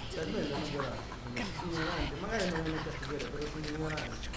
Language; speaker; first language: Italian; non-native, learner; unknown